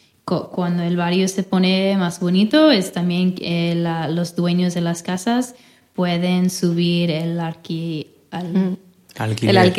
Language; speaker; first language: Spanish; non-native, fluent; English